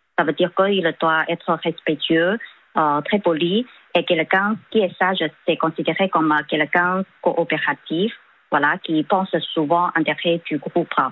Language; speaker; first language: French; non-native, fluent; Chinese